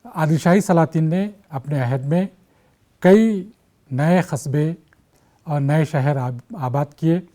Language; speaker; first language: Urdu; native; Urdu